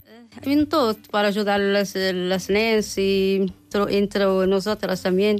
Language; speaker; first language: Catalan; non-native, learner; Spanish